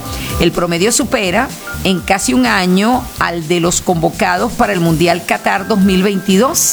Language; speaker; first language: Spanish; native; Spanish